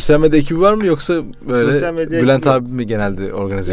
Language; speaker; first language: Turkish; native; Turkish